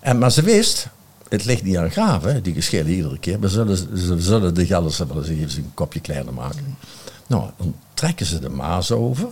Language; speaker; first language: Dutch; native; Dutch